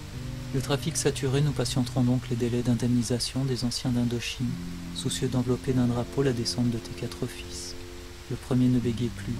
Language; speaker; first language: French; native; French